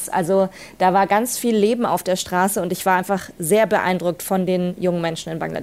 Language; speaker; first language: German; native; German